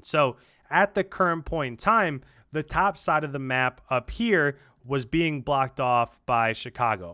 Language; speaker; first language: English; native; English